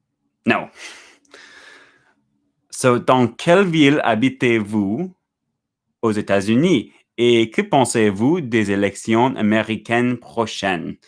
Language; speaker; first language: French; non-native, learner; English